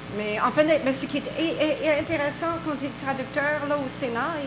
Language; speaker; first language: French; native; French